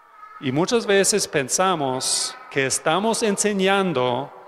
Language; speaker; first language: Spanish; non-native, fluent; English